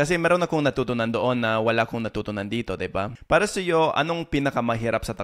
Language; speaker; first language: Filipino; non-native, fluent; English